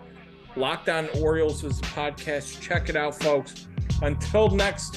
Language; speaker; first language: English; native; English